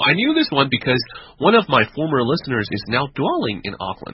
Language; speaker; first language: English; non-native, fluent; Chinese